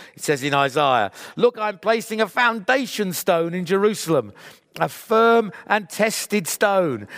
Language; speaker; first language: English; native; English